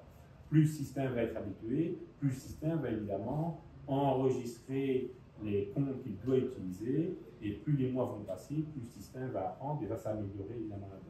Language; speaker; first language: French; native; French